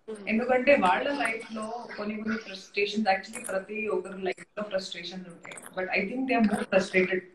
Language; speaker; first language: Telugu; non-native, fluent; Hindi